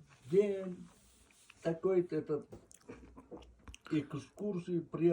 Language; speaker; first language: Russian; non-native, local second language; Uzbek